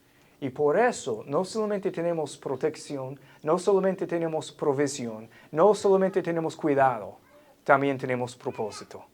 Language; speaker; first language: Spanish; non-native, fluent; English